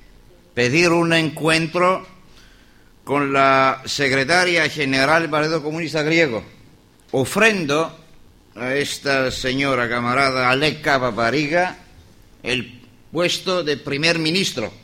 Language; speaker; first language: Spanish; non-native, learner; Greek